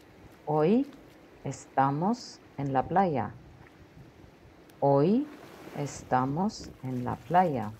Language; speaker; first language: Spanish; non-native, fluent; German